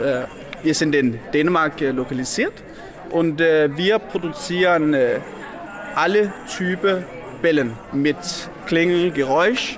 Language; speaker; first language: German; non-native, learner; Danish